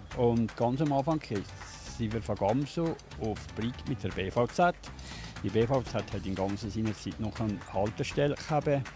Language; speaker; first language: German; native; German